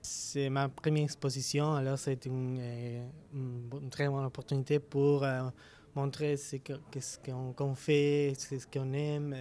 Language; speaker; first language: French; non-native, fluent; Spanish